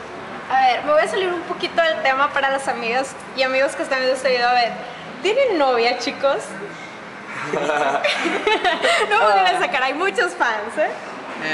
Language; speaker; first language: Spanish; native; Spanish